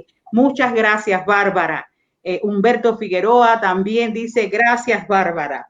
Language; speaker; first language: Spanish; native; Spanish